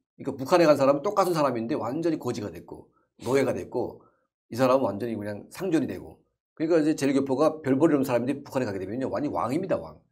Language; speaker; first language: Korean; native; Korean